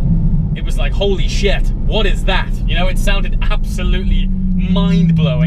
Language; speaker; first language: English; native; English